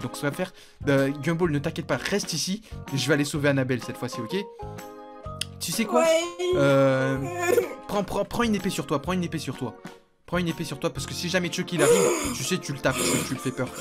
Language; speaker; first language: French; native; French